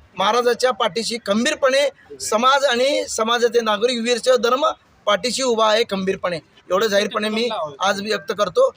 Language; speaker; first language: Marathi; native; Marathi